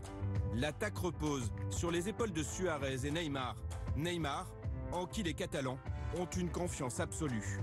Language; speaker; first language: French; native; French